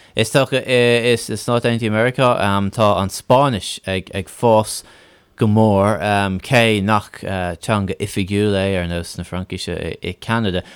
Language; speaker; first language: Irish; non-native, local second language; English